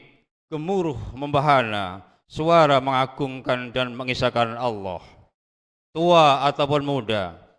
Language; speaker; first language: Indonesian; native; Indonesian